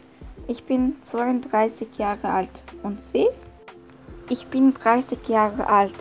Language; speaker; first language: German; non-native, fluent; Turkish